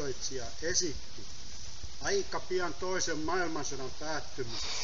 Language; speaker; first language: Finnish; native; Finnish